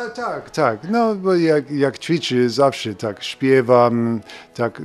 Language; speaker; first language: Polish; non-native, learner; English